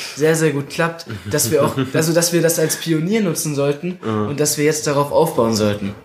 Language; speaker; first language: German; native; German